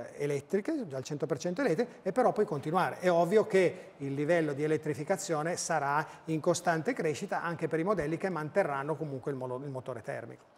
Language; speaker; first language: Italian; native; Italian